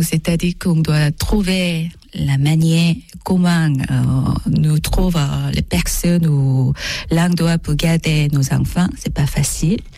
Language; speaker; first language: French; non-native, learner; Korean